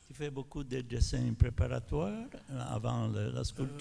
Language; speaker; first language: French; non-native, fluent; Italian